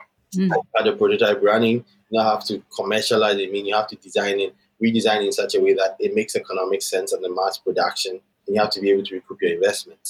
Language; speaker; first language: English; non-native, local second language; Akan